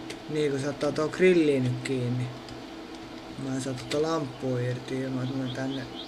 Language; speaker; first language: Finnish; native; Finnish